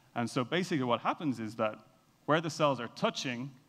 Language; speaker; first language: English; native; English